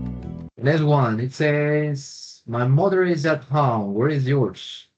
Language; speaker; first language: English; non-native, fluent; Spanish